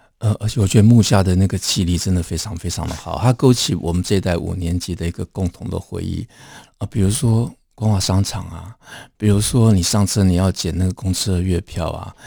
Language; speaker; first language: Chinese; native; Chinese